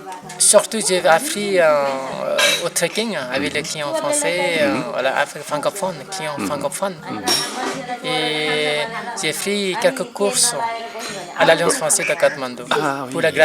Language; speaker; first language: French; non-native, learner; Nepali